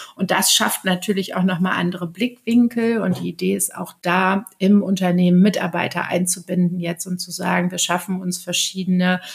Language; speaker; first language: German; native; German